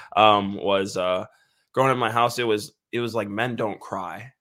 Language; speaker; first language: English; native; English